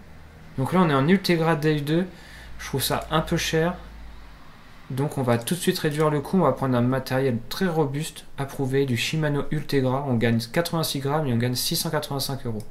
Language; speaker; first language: French; native; French